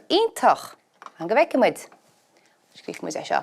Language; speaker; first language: Irish; native; Irish